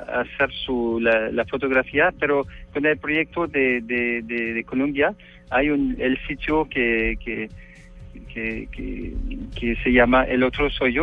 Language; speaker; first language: Spanish; non-native, learner; French